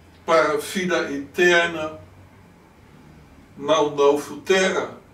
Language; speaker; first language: Portuguese; non-native, learner; Dutch